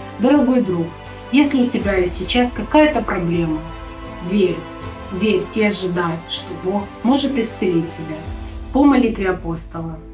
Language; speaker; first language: Russian; native; Russian